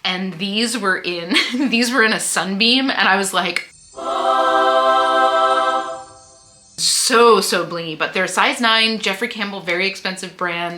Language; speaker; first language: English; native; English